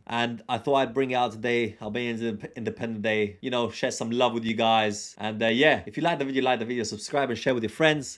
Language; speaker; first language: English; early bilingual, other home language; Albanian